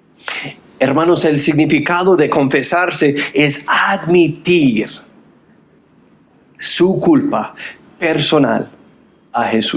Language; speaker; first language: Spanish; non-native, fluent; English